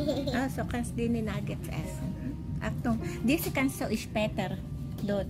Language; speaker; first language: German; non-native, learner; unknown